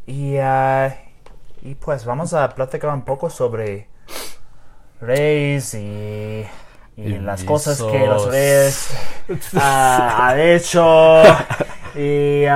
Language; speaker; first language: Spanish; non-native, learner; English